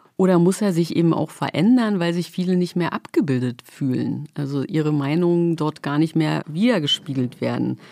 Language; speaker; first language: German; native; German